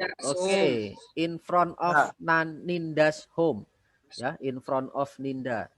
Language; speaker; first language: English; non-native, fluent; Indonesian